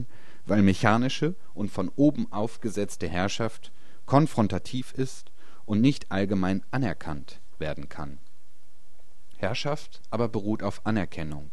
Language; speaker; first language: German; native; German